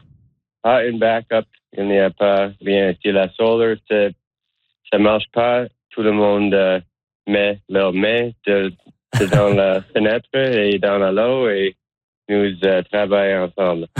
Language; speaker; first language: French; non-native, learner; English